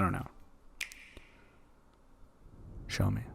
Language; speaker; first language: English; native; English